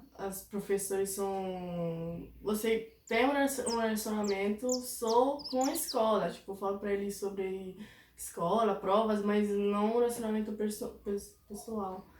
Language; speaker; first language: Portuguese; non-native, fluent; Italian